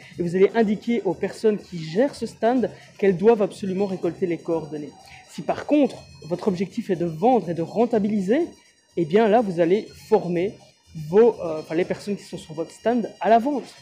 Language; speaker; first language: French; native; French